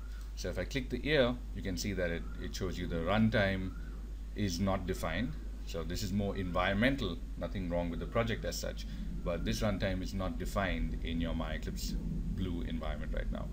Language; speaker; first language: English; native; English